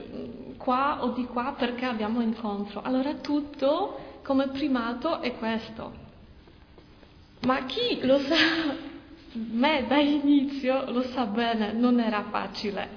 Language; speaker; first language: Italian; non-native, learner; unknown